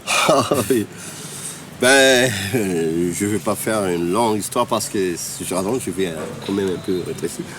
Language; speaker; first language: French; non-native, local second language; Malagasy